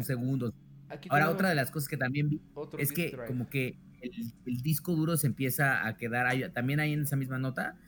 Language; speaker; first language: Spanish; native; Spanish